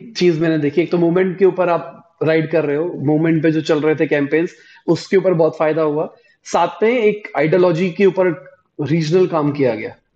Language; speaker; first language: Hindi; native; Hindi